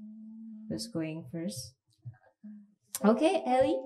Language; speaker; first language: English; non-native, learner; Indonesian